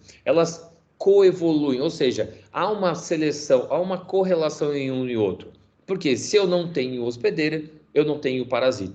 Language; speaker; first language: Portuguese; native; Portuguese